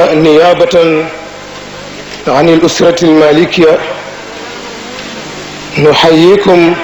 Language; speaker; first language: Arabic; non-native, local second language; Wolof